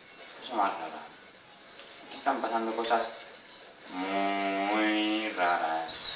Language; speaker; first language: Spanish; native; Spanish